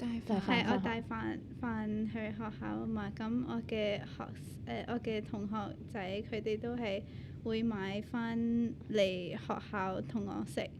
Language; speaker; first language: Cantonese; early bilingual, other home language; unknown